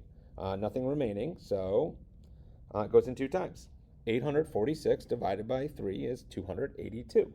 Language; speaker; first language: English; native; English